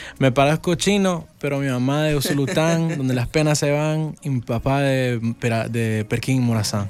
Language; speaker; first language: Spanish; early bilingual, heritage; Spanish